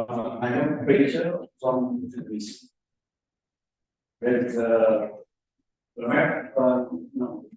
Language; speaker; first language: English; non-native, learner; Indonesian